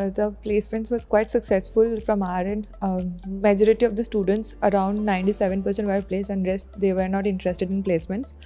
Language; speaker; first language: English; non-native, local second language; Bangla